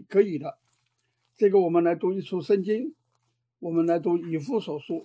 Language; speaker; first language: Chinese; native; Chinese